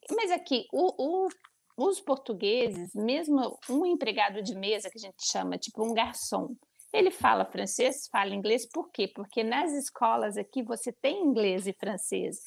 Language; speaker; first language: Portuguese; native; Portuguese